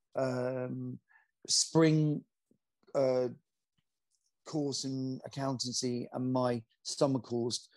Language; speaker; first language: English; native; English